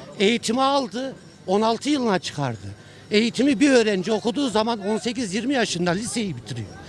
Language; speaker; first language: Turkish; native; Turkish